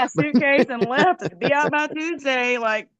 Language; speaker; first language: English; native; English